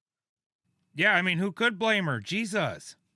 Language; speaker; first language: English; native; English